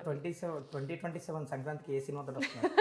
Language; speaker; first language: Telugu; native; Telugu